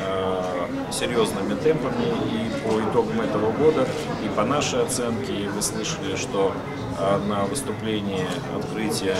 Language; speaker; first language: Russian; native; Russian